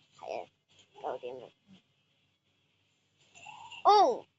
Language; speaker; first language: Chinese; native; Chinese